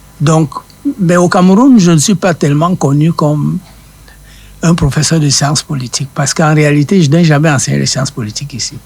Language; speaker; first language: French; non-native, local second language; Duala